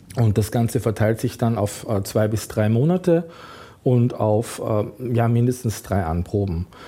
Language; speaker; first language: German; native; German